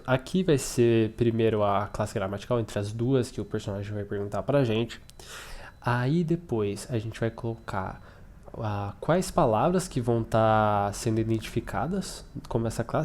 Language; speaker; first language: Portuguese; native; Portuguese